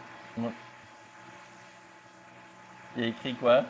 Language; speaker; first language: French; native; French